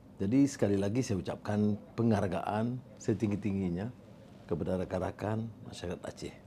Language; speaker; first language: Malay; native; Malay